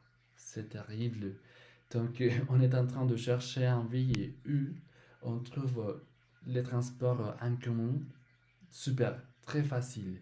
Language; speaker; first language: French; non-native, learner; Spanish